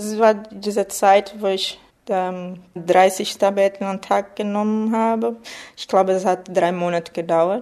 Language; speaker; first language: German; non-native, fluent; Portuguese